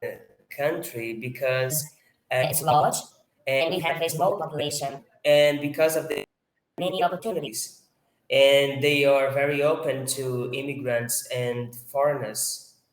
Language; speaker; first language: English; non-native, fluent; Portuguese